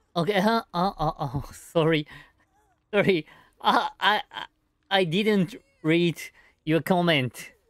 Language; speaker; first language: English; non-native, learner; Japanese